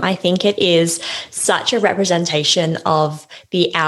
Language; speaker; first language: English; native; English